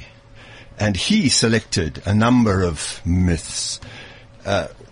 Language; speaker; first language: English; native; English